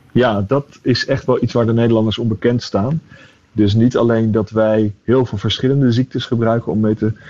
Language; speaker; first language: Dutch; native; Dutch